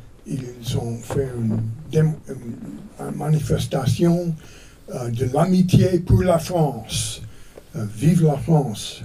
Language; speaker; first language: French; non-native, fluent; English